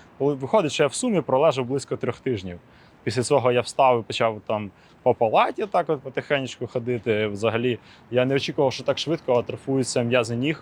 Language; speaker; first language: Ukrainian; non-native, local second language; Russian